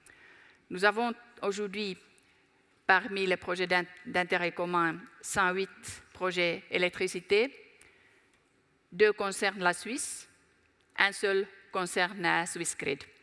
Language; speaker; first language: French; non-native, fluent; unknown